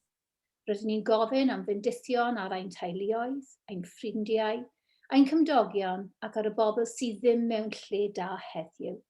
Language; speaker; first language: Welsh; non-native, local second language; English